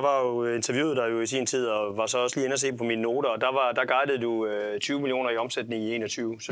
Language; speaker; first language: Danish; native; Danish